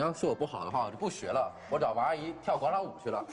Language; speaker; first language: Chinese; native; Chinese